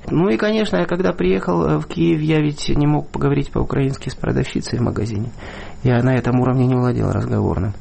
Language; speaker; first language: Russian; native; Russian